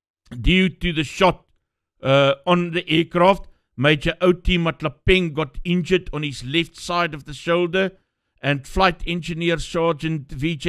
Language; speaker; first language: English; non-native, local second language; Afrikaans